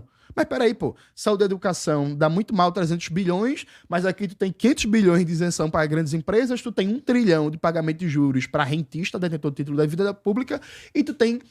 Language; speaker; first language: Portuguese; native; Portuguese